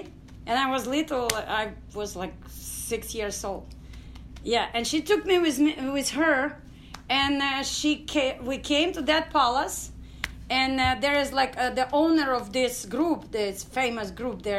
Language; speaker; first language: English; non-native, learner; Ukrainian